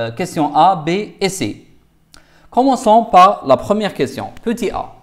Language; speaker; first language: French; non-native, local second language; Arabic